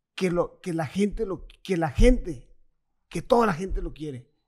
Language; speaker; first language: Spanish; native; Spanish